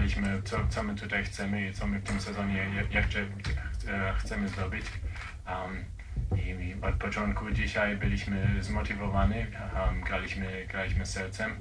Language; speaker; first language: Polish; early bilingual, heritage; English